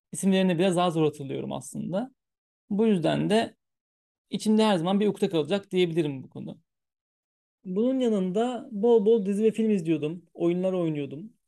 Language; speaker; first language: Turkish; early bilingual, heritage; Turkish